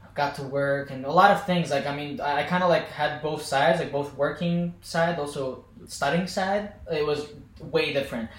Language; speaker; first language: English; non-native, fluent; Azerbaijani